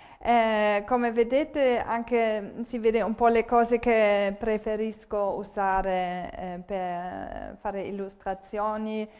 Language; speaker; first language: Italian; non-native, fluent; German